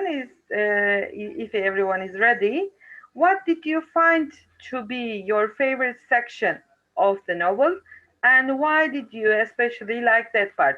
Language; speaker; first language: English; non-native, fluent; Turkish